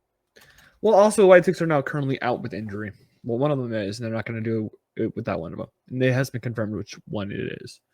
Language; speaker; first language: English; native; English